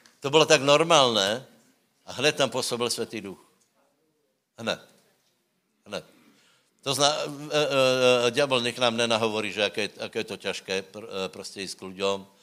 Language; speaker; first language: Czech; non-native, local second language; Slovak